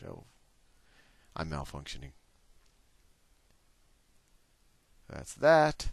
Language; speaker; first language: English; native; English